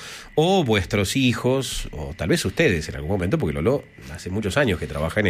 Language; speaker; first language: Spanish; native; Spanish